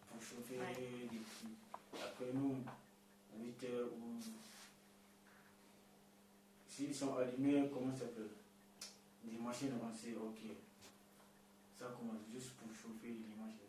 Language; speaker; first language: French; non-native, learner; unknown